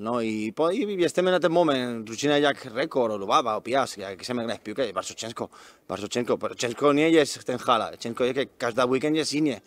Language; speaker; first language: Polish; non-native, learner; Spanish